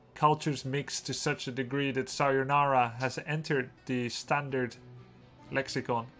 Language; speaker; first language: English; non-native, fluent; Dutch